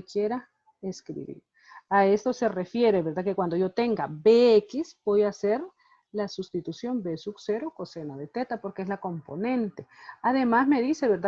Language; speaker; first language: Spanish; native; Spanish